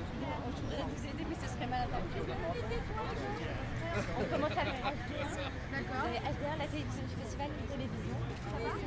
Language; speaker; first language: French; native; French